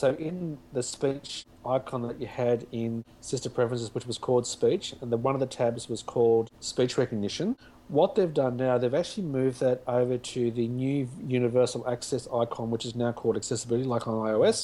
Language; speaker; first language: English; native; English